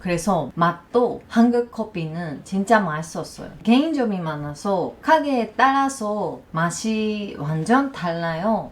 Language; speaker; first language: Korean; non-native, learner; Japanese